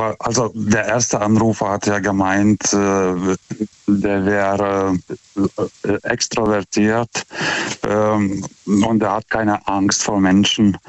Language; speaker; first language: German; non-native, fluent; Lithuanian